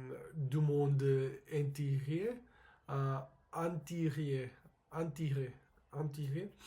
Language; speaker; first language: French; non-native, learner; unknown